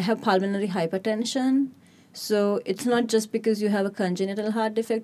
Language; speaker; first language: English; non-native, local second language; Sinhala